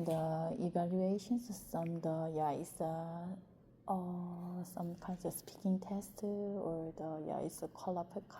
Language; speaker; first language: English; non-native, learner; Korean